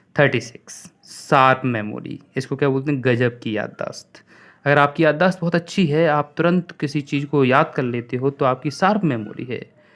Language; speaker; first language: Hindi; native; Hindi